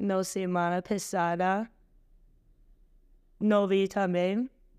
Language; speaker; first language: Portuguese; non-native, learner; English